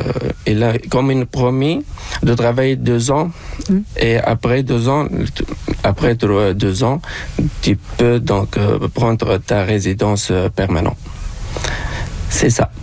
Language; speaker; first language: French; non-native, local second language; Arabic